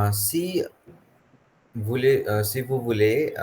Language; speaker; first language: French; non-native, fluent; Hindi